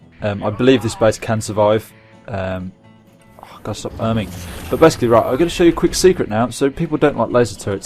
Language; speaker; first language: English; native; English